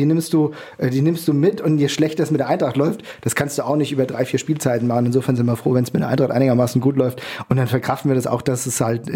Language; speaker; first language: German; native; German